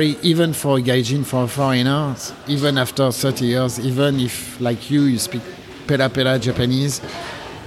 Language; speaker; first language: English; non-native, fluent; French